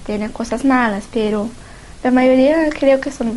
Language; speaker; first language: Spanish; non-native, learner; Portuguese